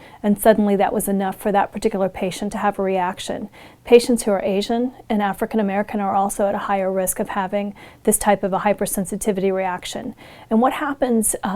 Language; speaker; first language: English; native; English